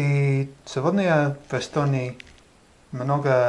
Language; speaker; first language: Russian; non-native, learner; English